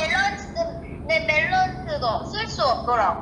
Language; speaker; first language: Korean; non-native, fluent; Thai